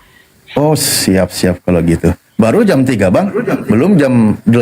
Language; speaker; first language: Indonesian; native; Indonesian